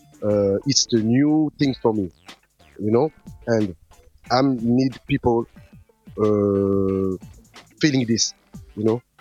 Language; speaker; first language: English; non-native, learner; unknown